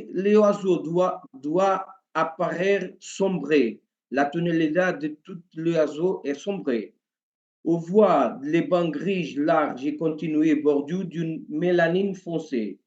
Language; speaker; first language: French; non-native, learner; Portuguese